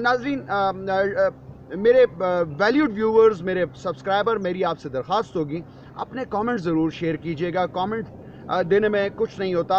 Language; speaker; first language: Urdu; non-native, local second language; Pashto